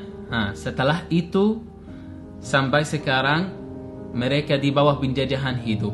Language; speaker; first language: Indonesian; non-native, learner; Arabic